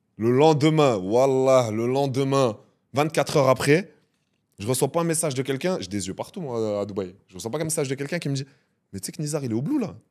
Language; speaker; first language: French; native; French